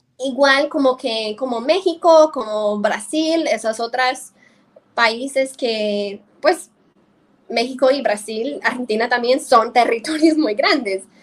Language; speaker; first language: Spanish; non-native, fluent; English